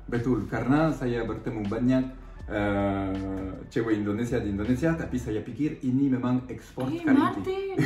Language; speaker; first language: Indonesian; non-native, fluent; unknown